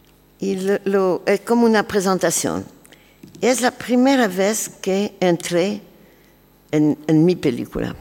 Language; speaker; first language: Spanish; non-native, learner; French